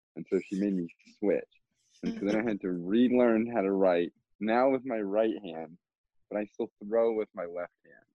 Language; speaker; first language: English; native; English